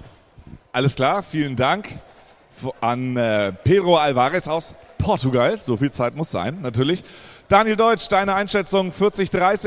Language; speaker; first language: German; native; German